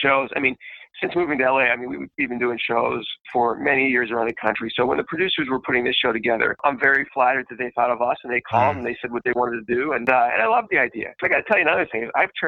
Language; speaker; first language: English; native; English